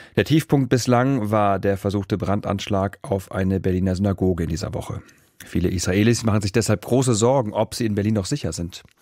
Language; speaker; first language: German; native; German